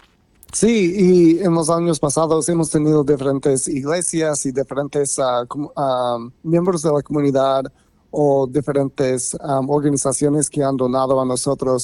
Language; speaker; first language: Spanish; non-native, fluent; English